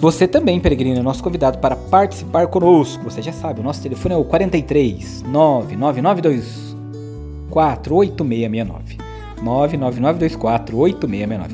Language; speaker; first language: Portuguese; native; Portuguese